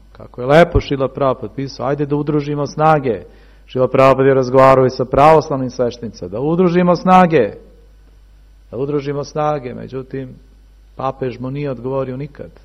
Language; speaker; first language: Serbian; early bilingual, heritage; Serbian